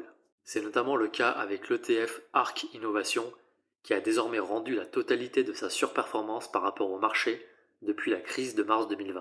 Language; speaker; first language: French; native; French